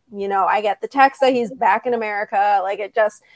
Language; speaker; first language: English; native; English